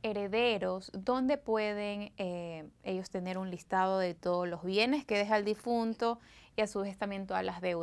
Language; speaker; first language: Spanish; native; Spanish